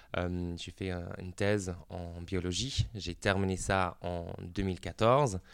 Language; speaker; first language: French; non-native, fluent; English